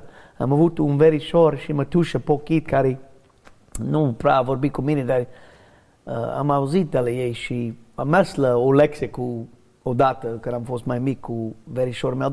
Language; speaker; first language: Romanian; early bilingual, heritage; English